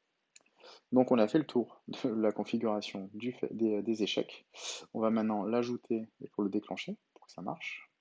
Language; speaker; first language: French; native; French